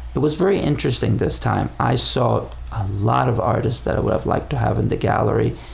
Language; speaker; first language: English; non-native, fluent; Spanish